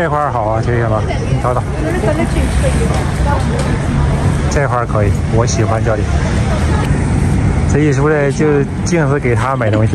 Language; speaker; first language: Chinese; native; Chinese